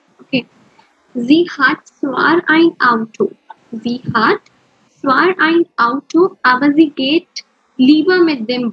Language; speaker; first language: German; non-native, fluent; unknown